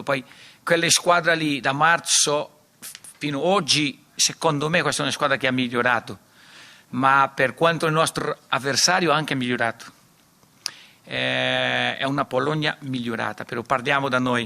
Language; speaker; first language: Italian; non-native, fluent; Portuguese